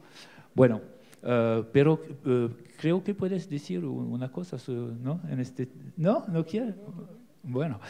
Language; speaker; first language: Spanish; non-native, learner; French